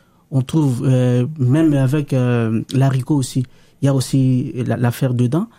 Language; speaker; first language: French; non-native, local second language; Lingala